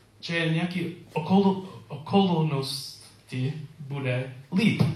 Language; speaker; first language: Czech; non-native, learner; English